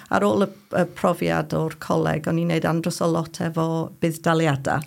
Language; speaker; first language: Welsh; non-native, fluent; English